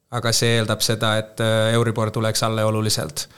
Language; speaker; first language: Estonian; non-native, fluent; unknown